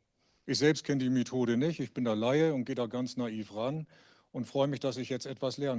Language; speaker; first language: German; native; German